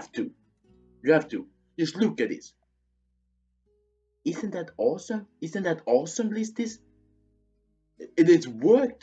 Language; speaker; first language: English; non-native, fluent; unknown